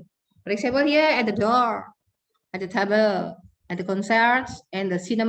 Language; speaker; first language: English; non-native, learner; Indonesian